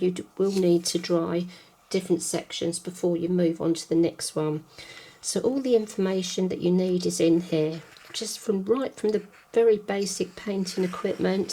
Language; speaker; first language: English; native; English